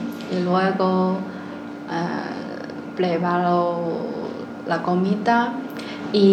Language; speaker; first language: Spanish; non-native, learner; Chinese